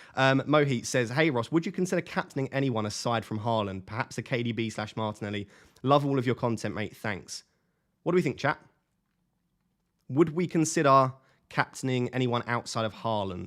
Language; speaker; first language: English; native; English